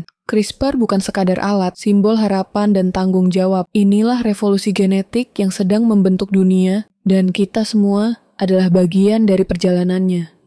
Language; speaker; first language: Indonesian; native; Indonesian